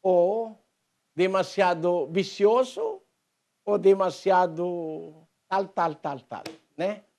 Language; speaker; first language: Spanish; non-native, learner; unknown